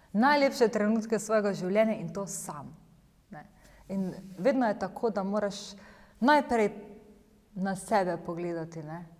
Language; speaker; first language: Slovenian; native; Slovenian